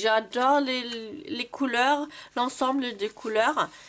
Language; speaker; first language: French; non-native, fluent; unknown